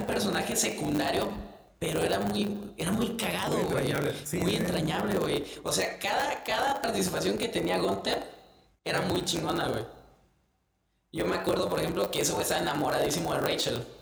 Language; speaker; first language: Spanish; native; Spanish